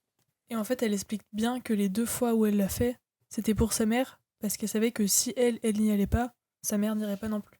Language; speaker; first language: French; native; French